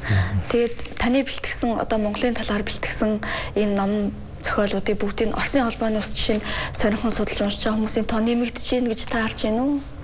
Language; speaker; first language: Mongolian; native; Mongolian